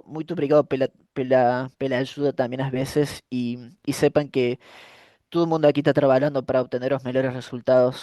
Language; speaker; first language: Portuguese; non-native, fluent; Spanish